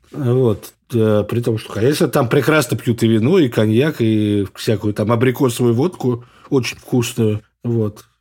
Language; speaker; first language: Russian; native; Russian